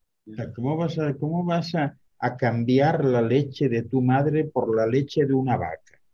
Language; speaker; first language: Spanish; native; Spanish